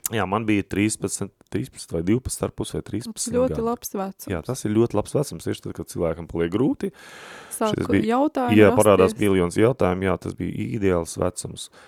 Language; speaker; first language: Latvian; native; Latvian